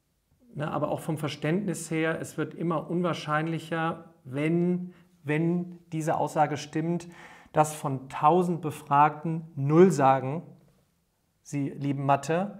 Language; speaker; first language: German; native; German